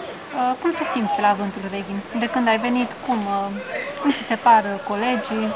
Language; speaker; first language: Romanian; native; Romanian